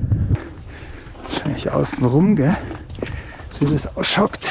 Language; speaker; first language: German; native; German